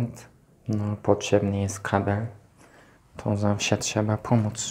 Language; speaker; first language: Polish; non-native, learner; Turkish